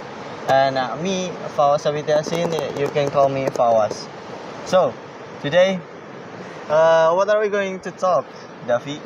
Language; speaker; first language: English; non-native, learner; Indonesian